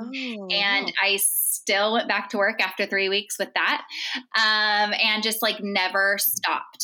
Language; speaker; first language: English; native; English